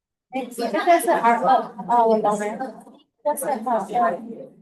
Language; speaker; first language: Chinese; early bilingual, heritage; Chinese